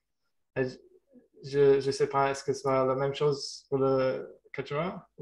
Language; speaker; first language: French; non-native, learner; German